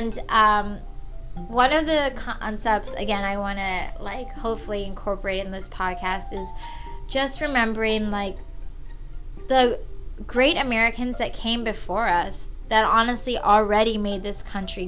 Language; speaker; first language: English; native; English